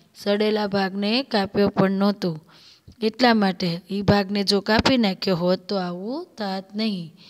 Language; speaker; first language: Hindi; non-native, local second language; Gujarati